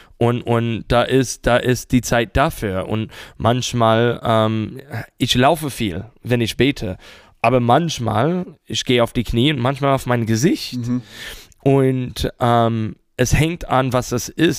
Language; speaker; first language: German; non-native, fluent; English